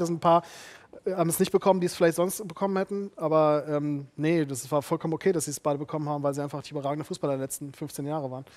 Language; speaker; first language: German; native; German